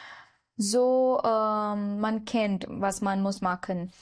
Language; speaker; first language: German; non-native, learner; Marathi